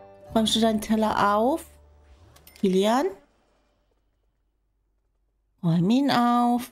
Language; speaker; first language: German; native; German